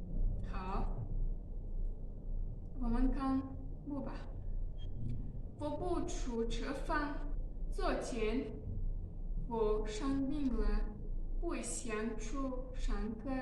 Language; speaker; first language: Chinese; non-native, learner; Tajik